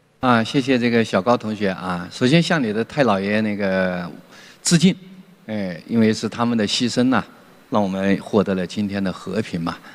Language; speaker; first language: Chinese; native; Chinese